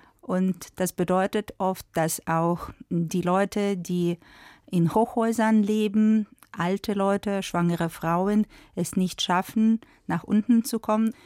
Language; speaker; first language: German; non-native, fluent; Russian